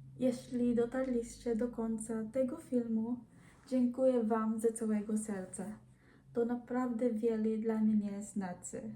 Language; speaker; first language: Polish; non-native, learner; Filipino